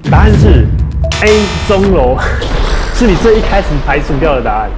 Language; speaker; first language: Chinese; native; Chinese